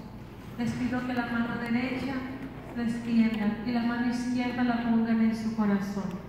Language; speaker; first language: Spanish; native; Spanish